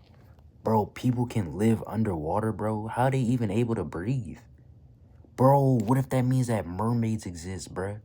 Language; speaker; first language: English; native; English